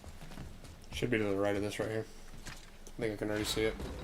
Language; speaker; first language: English; native; English